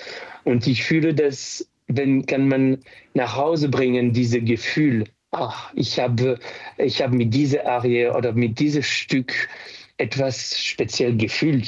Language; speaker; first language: German; non-native, fluent; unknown